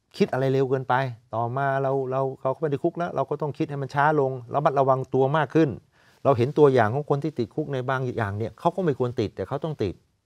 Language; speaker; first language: Thai; native; Thai